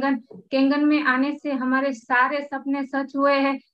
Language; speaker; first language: Hindi; non-native, local second language; Gujarati